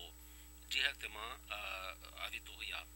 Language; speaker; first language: French; non-native, fluent; Portuguese